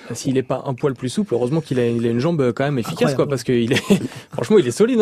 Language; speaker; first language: French; native; French